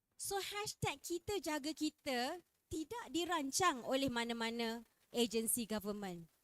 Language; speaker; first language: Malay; native; Malay